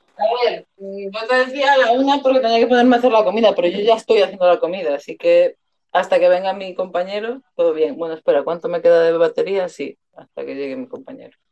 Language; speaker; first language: Spanish; native; Spanish